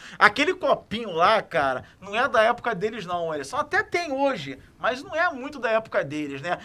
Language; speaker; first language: Portuguese; native; Portuguese